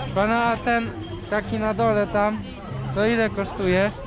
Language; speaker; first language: Polish; native; Polish